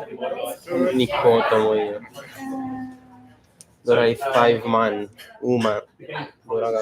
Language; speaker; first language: Japanese; non-native, learner; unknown